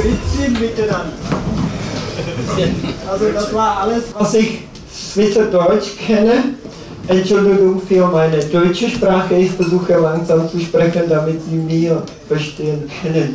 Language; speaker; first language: German; non-native, learner; Czech